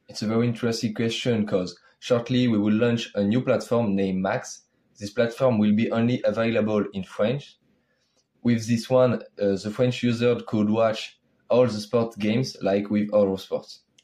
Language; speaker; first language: English; non-native, learner; French